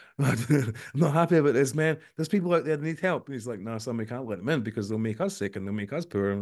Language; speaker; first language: English; native; English